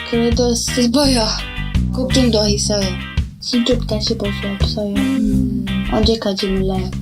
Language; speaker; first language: Korean; non-native, learner; Arabic